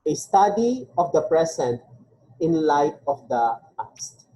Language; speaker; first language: English; non-native, local second language; Filipino